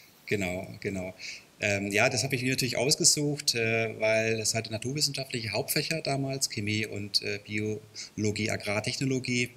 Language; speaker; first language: German; native; German